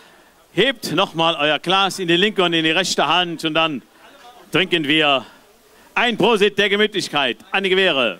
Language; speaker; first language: German; native; German